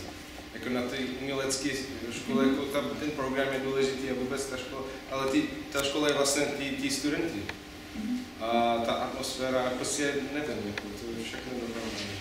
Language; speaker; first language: Czech; non-native, fluent; English